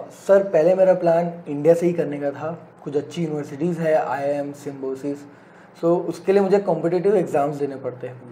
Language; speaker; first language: Hindi; non-native, local second language; Gujarati